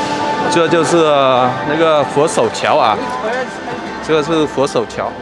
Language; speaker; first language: Chinese; non-native, learner; Vietnamese